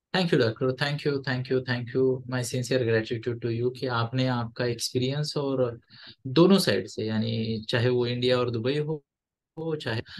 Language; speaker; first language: Hindi; non-native, local second language; Marathi